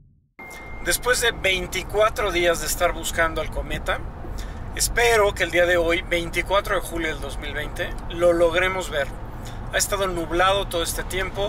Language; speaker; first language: Spanish; native; Spanish